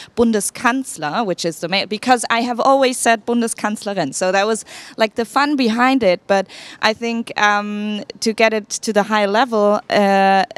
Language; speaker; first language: English; non-native, fluent; German